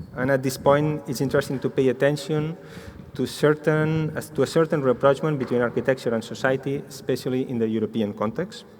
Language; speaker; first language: English; non-native, fluent; Catalan